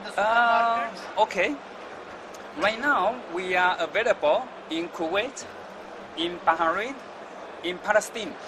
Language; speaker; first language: English; non-native, learner; Chinese